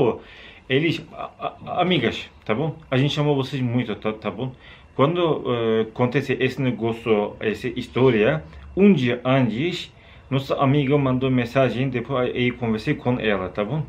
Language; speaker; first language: Portuguese; non-native, learner; Turkish